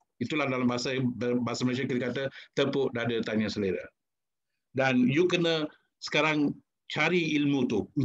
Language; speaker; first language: Malay; non-native, local second language; Tamil